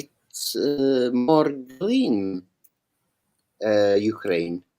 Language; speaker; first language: English; non-native, learner; Italian